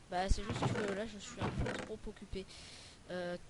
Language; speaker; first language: French; native; French